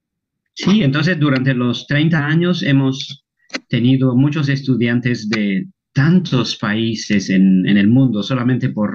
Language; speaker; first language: Spanish; non-native, local second language; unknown